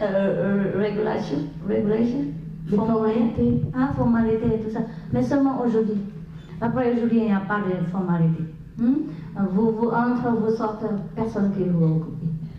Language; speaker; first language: French; non-native, learner; Vietnamese